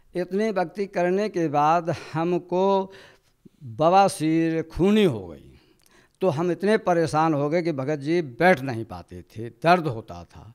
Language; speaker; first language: Hindi; native; Hindi